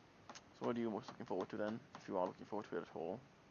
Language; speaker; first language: English; native; English